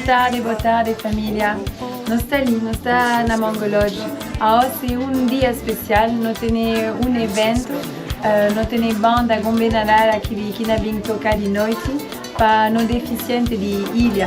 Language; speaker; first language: Portuguese; non-native, local second language; Upper Guinea Crioulo